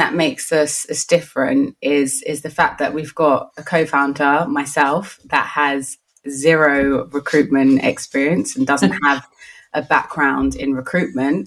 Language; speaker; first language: English; native; English